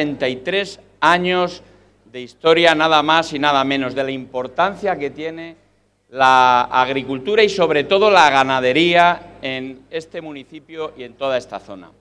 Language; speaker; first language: Spanish; native; Spanish